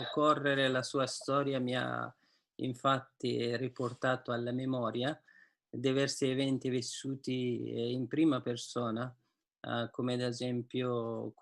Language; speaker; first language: Italian; non-native, fluent; Persian